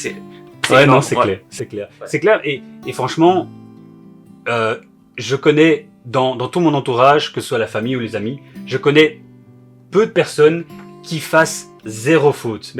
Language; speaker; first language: French; native; French